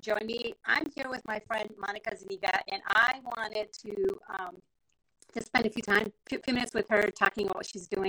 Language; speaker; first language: English; non-native, fluent; Spanish